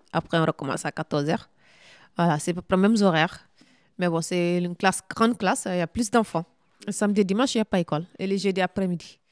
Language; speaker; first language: French; non-native, local second language; Fula